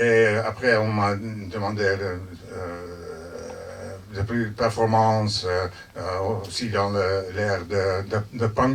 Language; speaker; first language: French; non-native, learner; Dutch